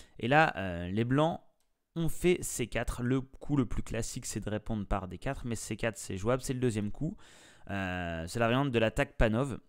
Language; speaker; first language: French; native; French